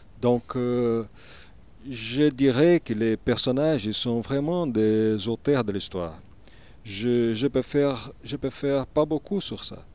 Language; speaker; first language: French; non-native, learner; Portuguese